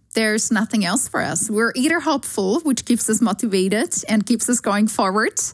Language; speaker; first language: English; non-native, fluent; Slovak